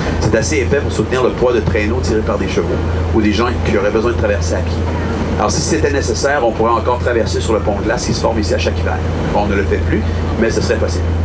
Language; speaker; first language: French; native; French